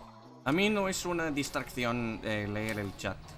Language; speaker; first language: Spanish; non-native, fluent; English